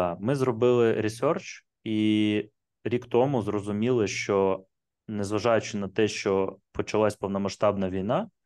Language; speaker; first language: Ukrainian; non-native, local second language; Russian